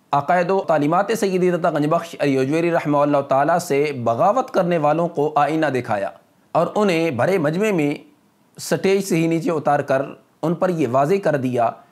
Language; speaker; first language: Urdu; non-native, local second language; Punjabi